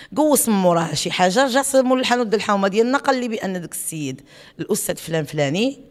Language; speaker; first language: Arabic; native; Arabic